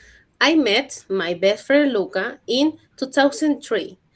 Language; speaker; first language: English; non-native, learner; Spanish